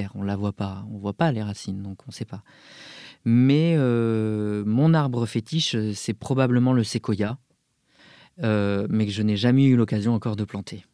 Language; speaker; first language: French; native; French